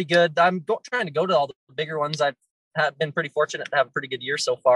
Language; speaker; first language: English; native; English